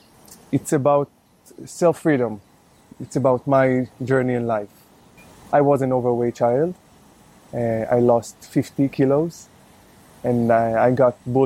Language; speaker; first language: English; non-native, fluent; Hebrew